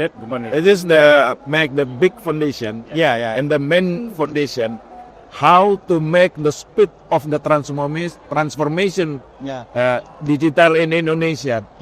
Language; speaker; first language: English; non-native, learner; Indonesian